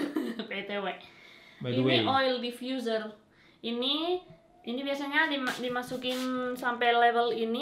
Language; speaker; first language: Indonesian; non-native, fluent; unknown